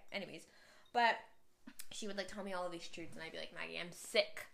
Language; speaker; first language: English; native; English